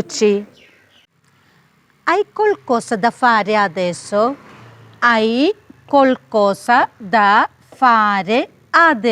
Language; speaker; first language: Italian; non-native, fluent; Malayalam